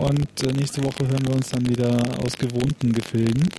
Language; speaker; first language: German; native; German